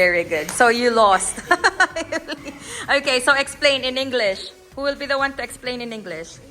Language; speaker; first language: English; non-native, fluent; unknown